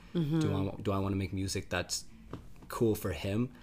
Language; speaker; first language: English; native; English